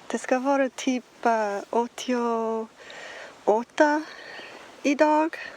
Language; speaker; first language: Swedish; non-native, learner; English